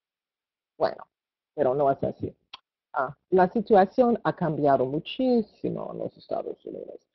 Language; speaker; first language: Spanish; non-native, fluent; English